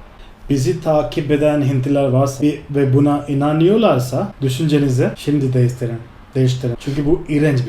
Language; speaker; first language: Turkish; non-native, fluent; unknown